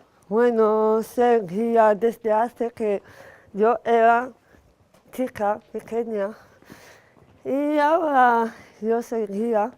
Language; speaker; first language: Spanish; non-native, fluent; Arabic